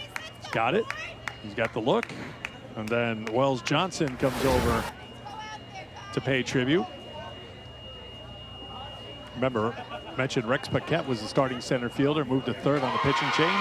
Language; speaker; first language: English; native; English